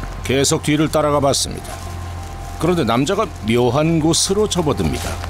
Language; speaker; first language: Korean; native; Korean